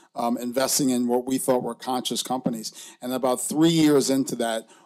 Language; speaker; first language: English; native; English